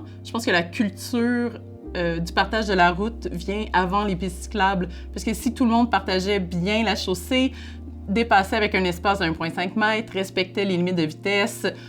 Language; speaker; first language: French; native; French